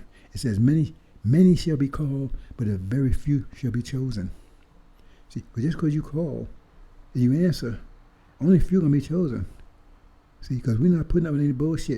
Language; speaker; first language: English; native; English